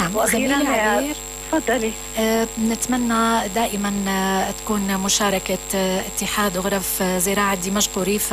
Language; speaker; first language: Arabic; native; Arabic